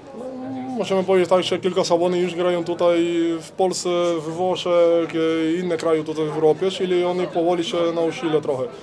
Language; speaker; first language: Polish; non-native, learner; Spanish